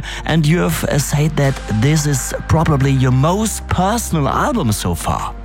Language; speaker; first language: English; non-native, fluent; German